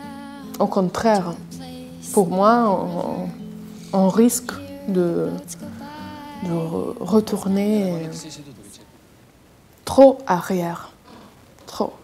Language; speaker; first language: French; non-native, fluent; Italian